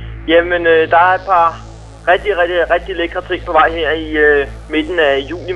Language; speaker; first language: Danish; native; Danish